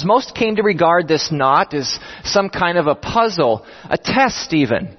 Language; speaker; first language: English; native; English